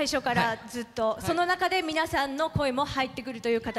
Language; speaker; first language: Japanese; native; Japanese